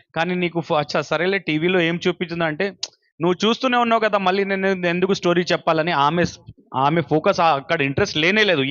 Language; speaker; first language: Telugu; non-native, local second language; Urdu